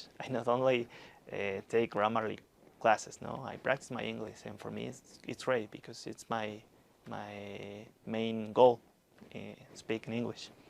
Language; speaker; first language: English; non-native, learner; Spanish